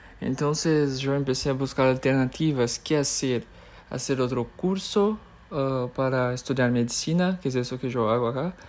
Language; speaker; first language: Spanish; non-native, fluent; Portuguese